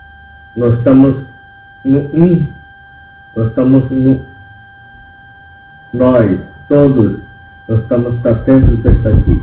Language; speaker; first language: Portuguese; non-native, local second language; Yanomámi